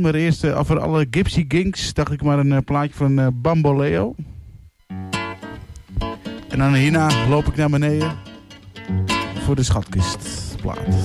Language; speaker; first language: Dutch; native; Dutch